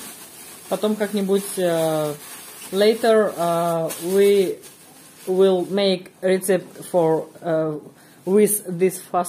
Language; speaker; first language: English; non-native, learner; Russian